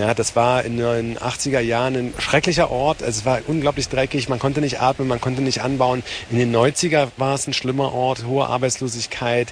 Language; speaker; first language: German; native; German